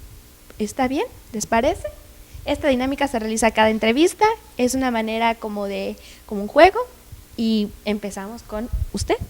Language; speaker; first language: Spanish; native; Spanish